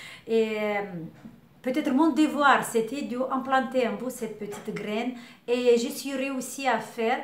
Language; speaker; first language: French; non-native, learner; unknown